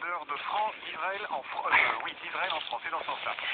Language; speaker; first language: French; native; French